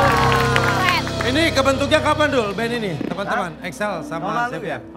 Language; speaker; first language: Indonesian; native; Indonesian